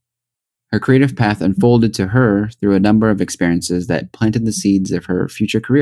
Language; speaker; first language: English; native; English